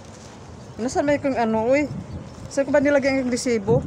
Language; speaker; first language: Filipino; non-native, local second language; Cebuano